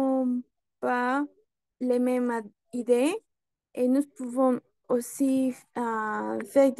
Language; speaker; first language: French; non-native, learner; Spanish